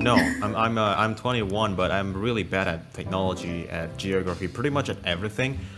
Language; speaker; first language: English; non-native, fluent; Indonesian